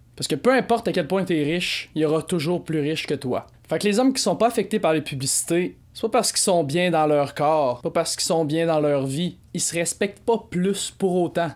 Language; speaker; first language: French; native; French